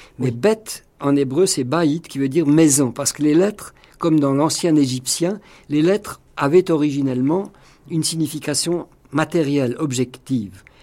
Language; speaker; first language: French; non-native, local second language; Swiss German